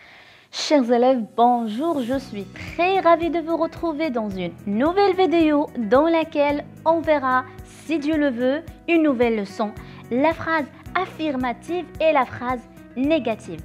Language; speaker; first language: French; non-native, local second language; Arabic